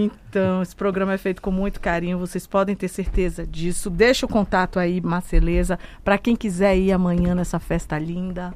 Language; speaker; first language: Portuguese; native; Portuguese